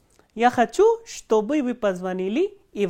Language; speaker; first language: Russian; non-native, fluent; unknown